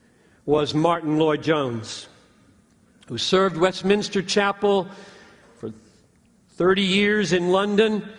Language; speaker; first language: English; native; English